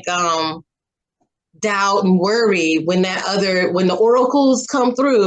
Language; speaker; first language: English; native; English